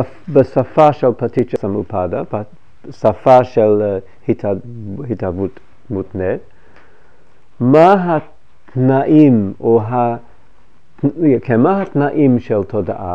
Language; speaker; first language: Hebrew; non-native, fluent; English